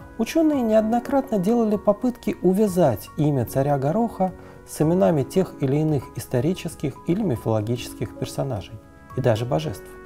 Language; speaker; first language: Russian; native; Russian